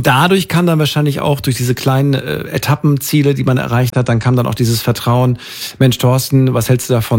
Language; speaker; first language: German; native; German